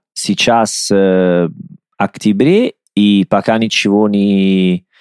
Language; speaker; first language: Russian; non-native, learner; Italian